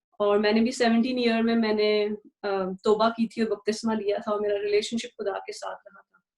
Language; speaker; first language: Urdu; native; Urdu